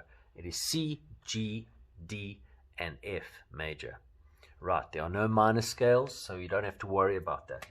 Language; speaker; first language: English; native; English